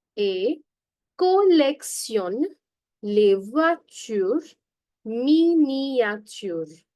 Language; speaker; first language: French; non-native, fluent; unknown